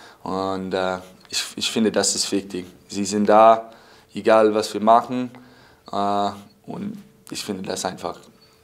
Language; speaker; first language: German; non-native, fluent; English